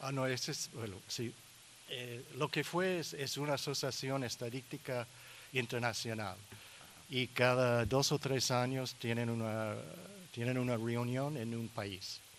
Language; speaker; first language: Spanish; non-native, learner; English